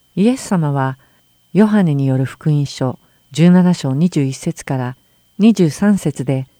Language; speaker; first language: Japanese; native; Japanese